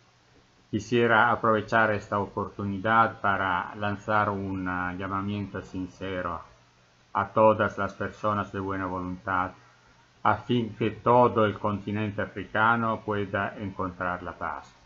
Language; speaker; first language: Spanish; non-native, fluent; Italian